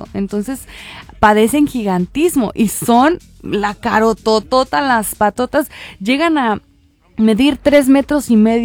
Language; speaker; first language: Spanish; native; Spanish